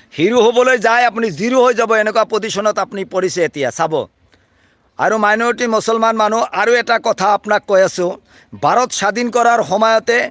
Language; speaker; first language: Assamese; non-native, local second language; Bangla